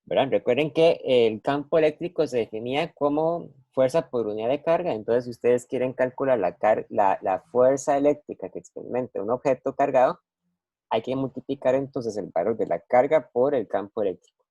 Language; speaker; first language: Spanish; native; Spanish